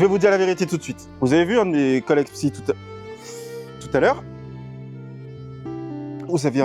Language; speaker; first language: French; native; French